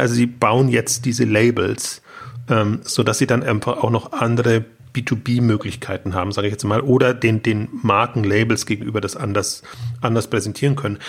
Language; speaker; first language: German; native; German